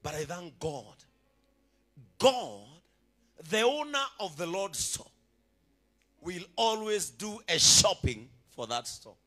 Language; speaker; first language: English; non-native, local second language; Swahili